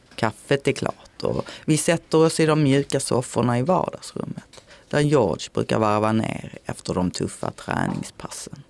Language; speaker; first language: Swedish; native; Swedish